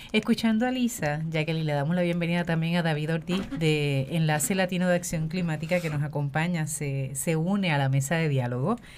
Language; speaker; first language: Spanish; native; Spanish